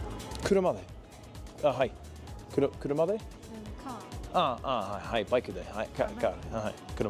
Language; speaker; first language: Japanese; non-native, learner; English